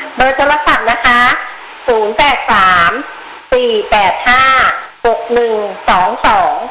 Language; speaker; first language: Thai; native; Thai